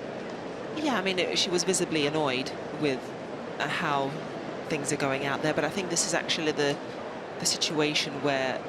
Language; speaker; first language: English; native; English